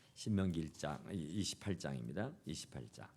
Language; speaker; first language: Korean; native; Korean